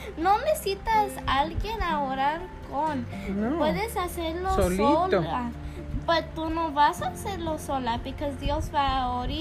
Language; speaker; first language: Spanish; early bilingual, heritage; English